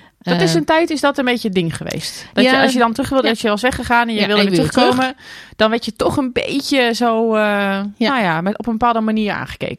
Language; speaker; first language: Dutch; native; Dutch